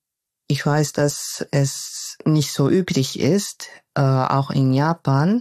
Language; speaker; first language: German; non-native, fluent; Japanese